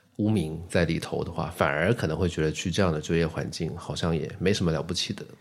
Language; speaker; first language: Chinese; native; Chinese